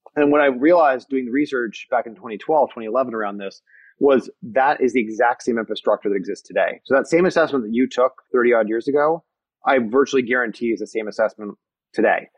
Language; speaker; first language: English; native; English